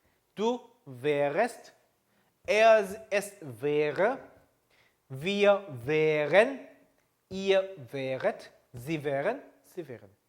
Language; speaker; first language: German; non-native, fluent; Korean